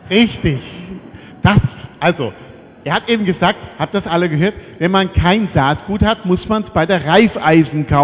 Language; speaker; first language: German; native; German